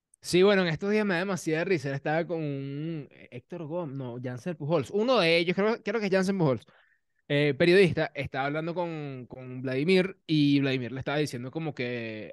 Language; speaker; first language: Spanish; native; Spanish